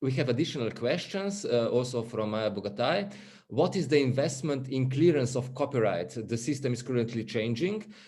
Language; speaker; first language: English; non-native, fluent; Slovenian